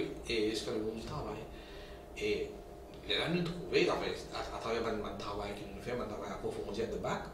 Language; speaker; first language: French; non-native, local second language; Morisyen